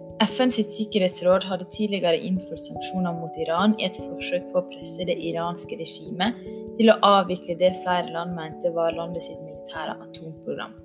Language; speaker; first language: Norwegian; native; Norwegian